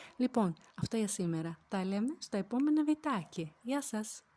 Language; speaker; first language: Greek; non-native, fluent; Turkish